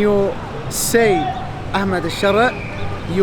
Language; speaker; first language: English; non-native, learner; Arabic